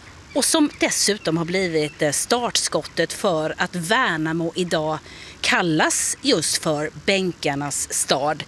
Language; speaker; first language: Swedish; native; Swedish